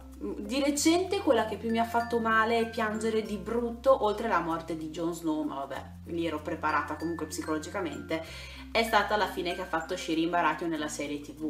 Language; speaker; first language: Italian; native; Italian